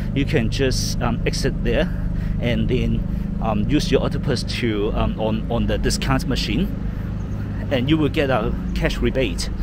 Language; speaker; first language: English; non-native, local second language; Cantonese